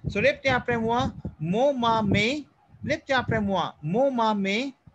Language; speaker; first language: French; non-native, fluent; Hindi